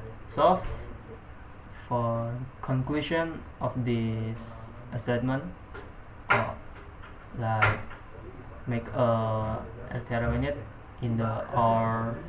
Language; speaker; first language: English; non-native, learner; Indonesian